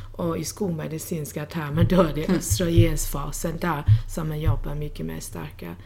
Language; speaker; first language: Swedish; non-native, fluent; Chinese